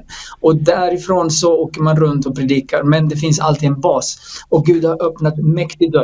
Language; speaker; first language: Swedish; non-native, fluent; Croatian